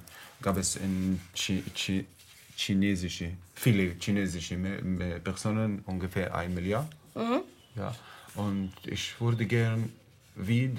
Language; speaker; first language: German; non-native, learner; Arabic